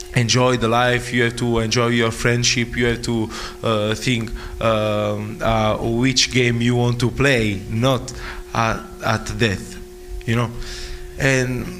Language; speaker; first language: English; non-native, fluent; Italian